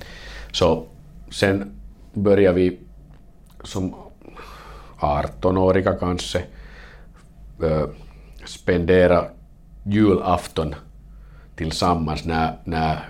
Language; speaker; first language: Swedish; non-native, learner; Finnish